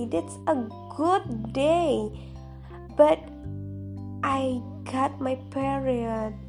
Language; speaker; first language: English; non-native, learner; Indonesian